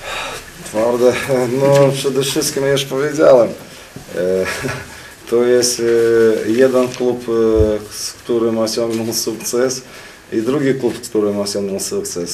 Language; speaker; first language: Polish; non-native, fluent; Russian